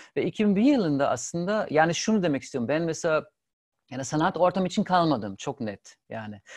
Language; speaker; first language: Turkish; non-native, fluent; German